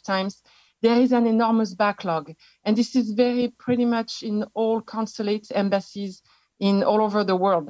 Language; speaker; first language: English; non-native, fluent; French